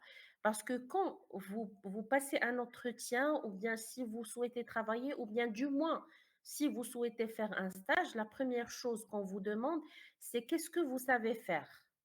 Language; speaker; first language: French; non-native, fluent; Arabic